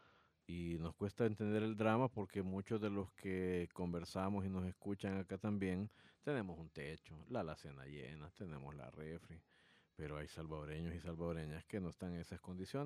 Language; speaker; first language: Spanish; native; Spanish